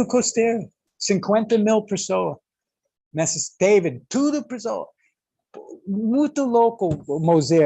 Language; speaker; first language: Portuguese; non-native, learner; English